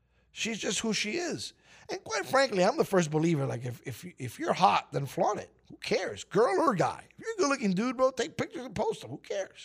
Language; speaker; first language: English; early bilingual, other home language; Spanish